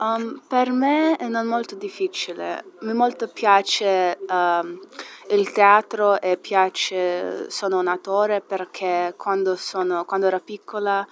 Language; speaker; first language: Italian; non-native, learner; English